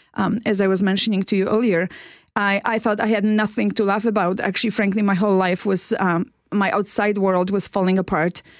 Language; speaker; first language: English; non-native, fluent; Polish